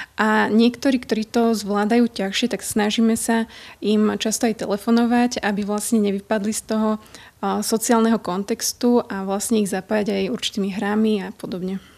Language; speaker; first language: Slovak; native; Slovak